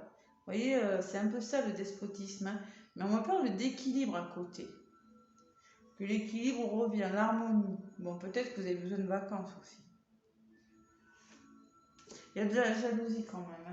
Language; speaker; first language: French; native; French